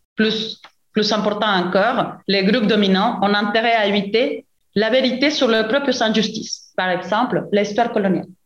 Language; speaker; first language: French; non-native, fluent; Spanish